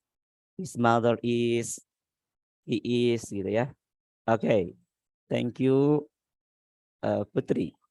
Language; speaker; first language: English; non-native, learner; Indonesian